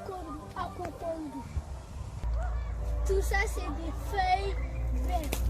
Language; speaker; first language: French; early bilingual, other home language; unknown